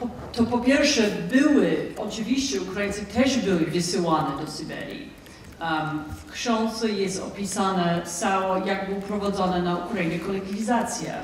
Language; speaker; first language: Polish; non-native, fluent; English